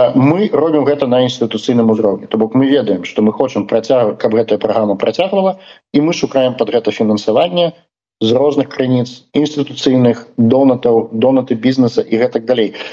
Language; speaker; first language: Belarusian; non-native, local second language; Russian